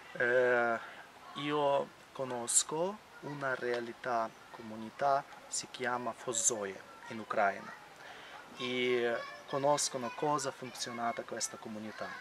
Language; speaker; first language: Italian; non-native, learner; Ukrainian